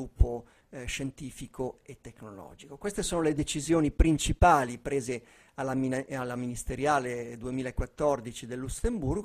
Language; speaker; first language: Italian; native; Italian